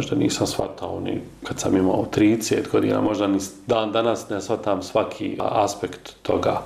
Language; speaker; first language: Croatian; native; Croatian